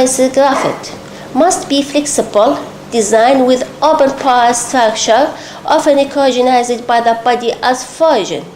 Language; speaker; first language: English; non-native, local second language; Arabic